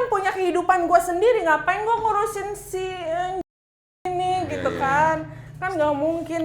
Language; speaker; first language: Indonesian; native; Indonesian